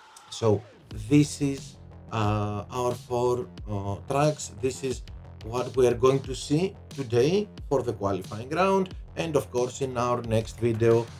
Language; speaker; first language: English; non-native, fluent; Greek